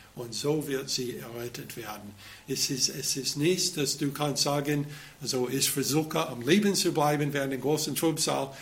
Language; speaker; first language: German; non-native, fluent; English